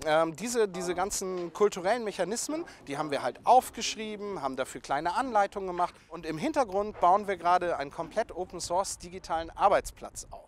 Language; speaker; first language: German; native; German